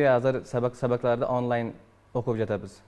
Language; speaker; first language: Kyrgyz; non-native, learner; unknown